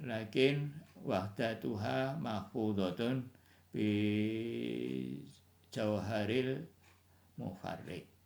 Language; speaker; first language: Arabic; non-native, fluent; Indonesian